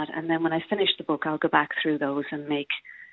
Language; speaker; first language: English; native; English